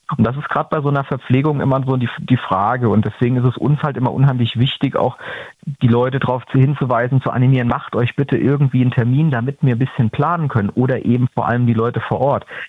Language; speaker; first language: German; native; German